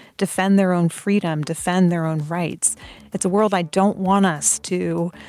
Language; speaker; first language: English; early bilingual, other home language; Persian